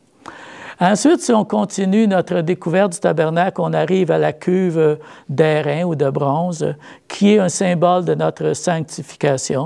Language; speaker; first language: French; native; French